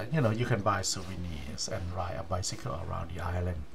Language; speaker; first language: English; non-native, fluent; Thai